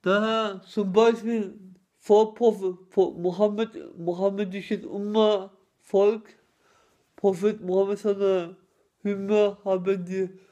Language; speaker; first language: German; non-native, learner; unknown